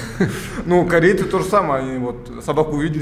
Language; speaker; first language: Russian; native; Russian